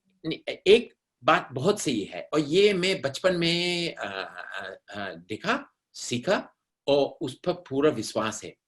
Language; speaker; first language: Hindi; non-native, fluent; English